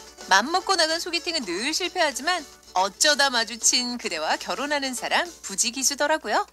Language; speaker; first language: Korean; native; Korean